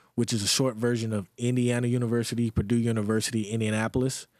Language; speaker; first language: English; native; English